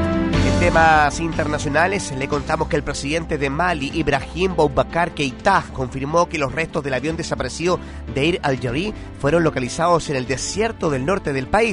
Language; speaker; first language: Spanish; native; Spanish